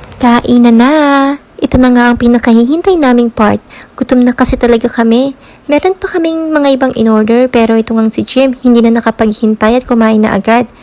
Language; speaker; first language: Filipino; native; Filipino